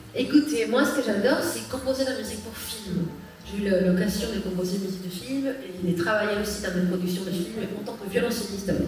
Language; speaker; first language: French; early bilingual, other home language; Spanish